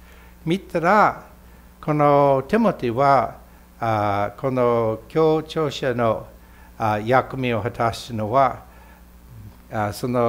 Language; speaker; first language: Japanese; non-native, fluent; English